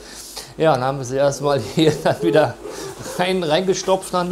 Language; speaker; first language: German; non-native, fluent; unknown